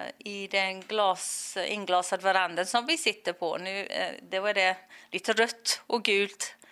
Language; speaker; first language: Swedish; non-native, fluent; English